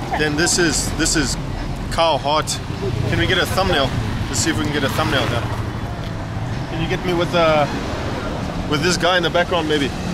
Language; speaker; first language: English; native; English